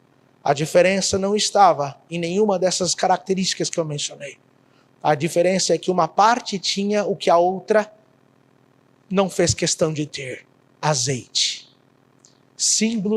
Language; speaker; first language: Portuguese; native; Portuguese